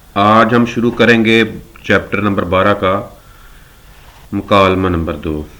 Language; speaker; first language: Urdu; non-native, local second language; Punjabi